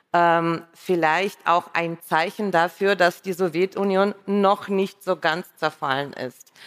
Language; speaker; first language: German; non-native, fluent; Russian